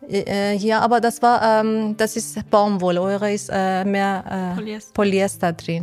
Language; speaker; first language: German; non-native, learner; Persian